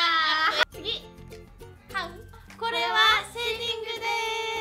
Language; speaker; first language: Japanese; non-native, learner; Korean